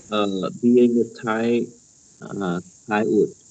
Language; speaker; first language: English; non-native, learner; Vietnamese